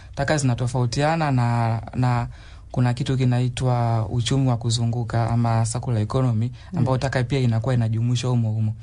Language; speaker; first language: Swahili; native; Swahili